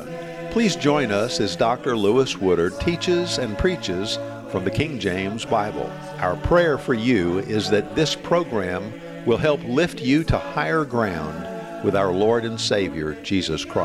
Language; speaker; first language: English; native; English